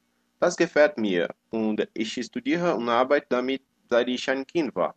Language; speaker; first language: German; non-native, learner; Portuguese